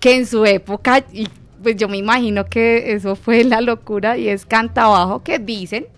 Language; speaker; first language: Spanish; native; Spanish